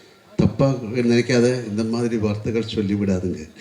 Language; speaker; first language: Tamil; non-native, learner; Malayalam